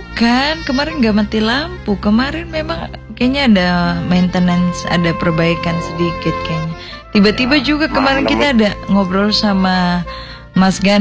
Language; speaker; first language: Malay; non-native, local second language; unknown